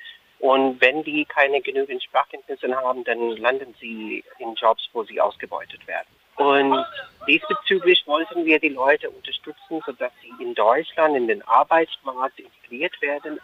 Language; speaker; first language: German; non-native, fluent; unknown